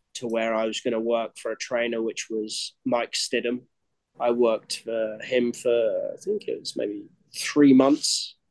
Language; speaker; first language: English; native; English